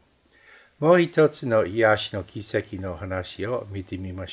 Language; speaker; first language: Japanese; non-native, fluent; English